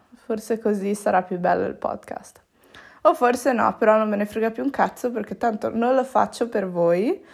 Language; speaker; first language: Italian; native; Italian